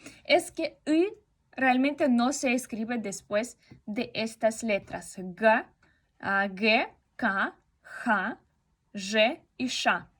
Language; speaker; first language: Spanish; non-native, fluent; Russian